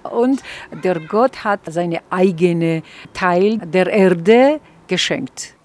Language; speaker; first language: German; non-native, fluent; Georgian